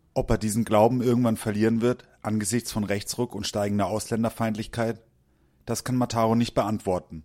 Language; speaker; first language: German; native; German